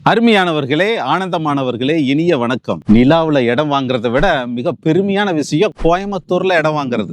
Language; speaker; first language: Tamil; native; Tamil